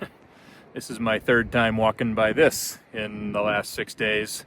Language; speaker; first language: English; native; English